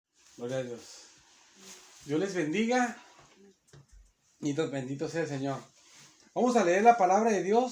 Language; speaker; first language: Spanish; native; Spanish